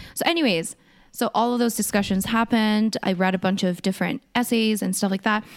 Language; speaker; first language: English; early bilingual, other home language; Korean